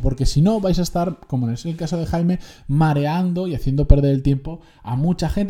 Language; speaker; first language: Spanish; native; Spanish